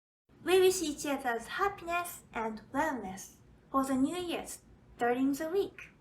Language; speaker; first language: English; non-native, fluent; Japanese